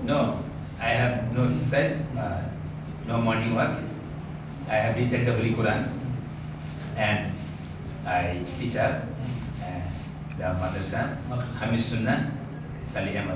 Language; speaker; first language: English; non-native, learner; Bangla